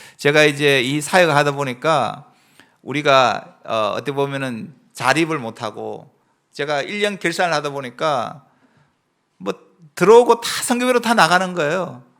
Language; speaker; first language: Korean; native; Korean